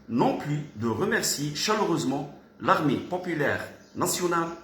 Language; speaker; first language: French; non-native, local second language; Arabic